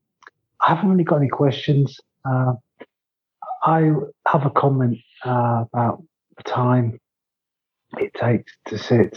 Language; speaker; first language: English; native; English